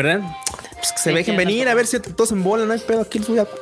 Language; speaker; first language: Spanish; native; Spanish